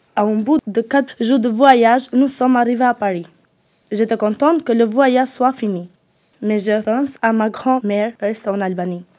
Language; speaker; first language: French; non-native, learner; Albanian